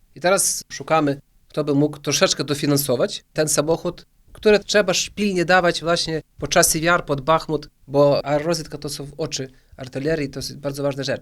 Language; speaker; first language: Polish; early bilingual, heritage; Polish